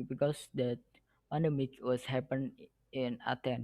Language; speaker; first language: English; non-native, learner; Indonesian